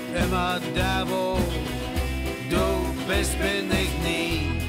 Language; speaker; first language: Icelandic; non-native, fluent; German